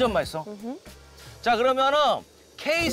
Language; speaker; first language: Korean; native; Korean